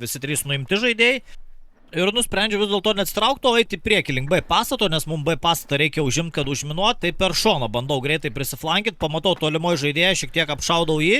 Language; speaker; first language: Lithuanian; native; Lithuanian